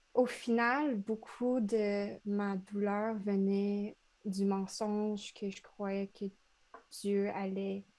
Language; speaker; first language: French; native; French